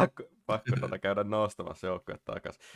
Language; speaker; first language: Finnish; native; Finnish